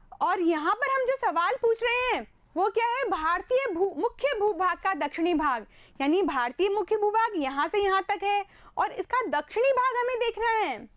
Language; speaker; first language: Hindi; native; Hindi